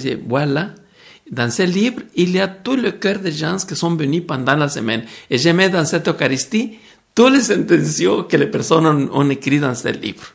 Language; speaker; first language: French; non-native, fluent; Spanish